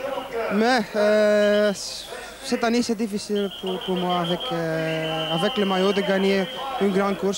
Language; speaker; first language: French; non-native, local second language; Dutch